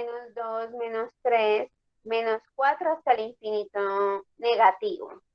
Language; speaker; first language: Spanish; native; Spanish